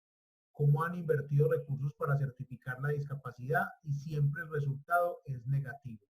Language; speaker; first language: Spanish; native; Spanish